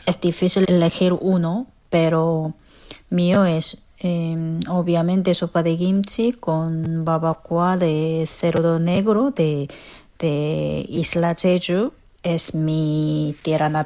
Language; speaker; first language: Spanish; non-native, fluent; Korean